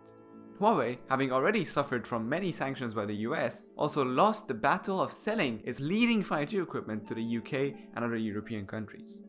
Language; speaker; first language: English; non-native, fluent; Persian